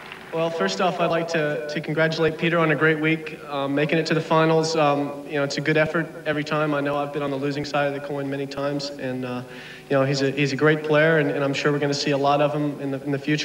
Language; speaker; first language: English; native; English